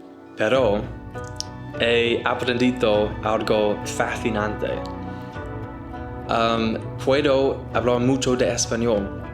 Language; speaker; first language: Spanish; non-native, learner; English